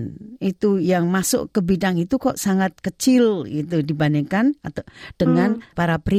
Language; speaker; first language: Indonesian; native; Indonesian